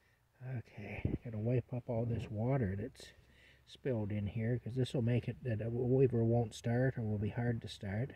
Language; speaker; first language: English; native; English